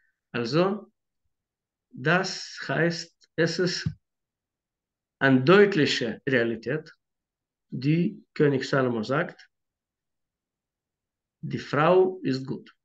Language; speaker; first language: German; non-native, fluent; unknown